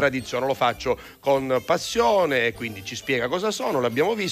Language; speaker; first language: Italian; native; Italian